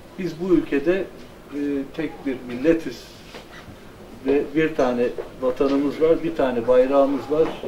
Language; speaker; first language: Turkish; native; Turkish